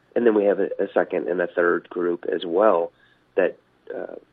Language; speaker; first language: English; native; English